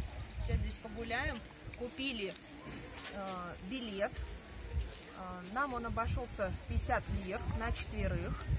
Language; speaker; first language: Russian; native; Russian